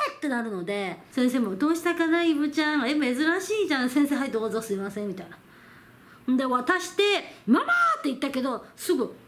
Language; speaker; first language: Japanese; non-native, fluent; Korean